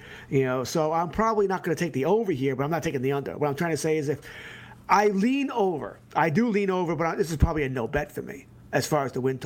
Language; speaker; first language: English; native; English